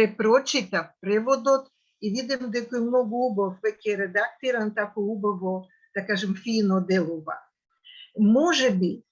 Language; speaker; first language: Macedonian; non-native, fluent; Russian